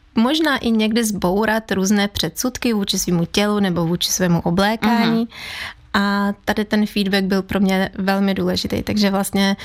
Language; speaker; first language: Czech; non-native, fluent; Ukrainian